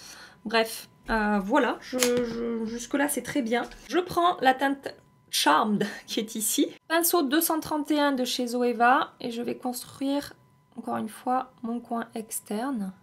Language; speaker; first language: French; native; French